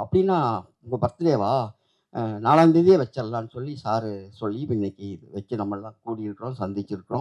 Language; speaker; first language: Tamil; native; Tamil